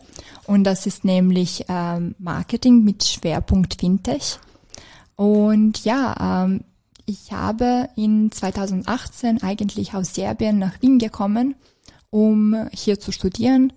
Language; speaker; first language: German; non-native, fluent; Serbian